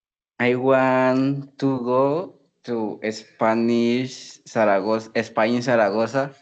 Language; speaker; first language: English; non-native, learner; Spanish